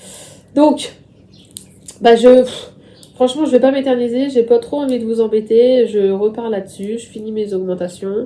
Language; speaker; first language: French; native; French